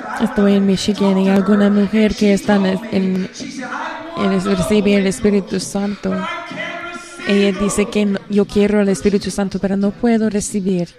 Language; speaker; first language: Spanish; non-native, learner; English